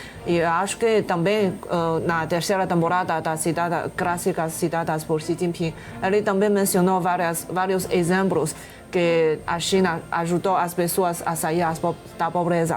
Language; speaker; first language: Portuguese; non-native, fluent; Chinese